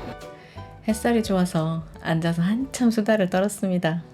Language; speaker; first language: Korean; native; Korean